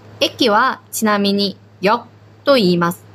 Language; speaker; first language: Japanese; non-native, fluent; Chinese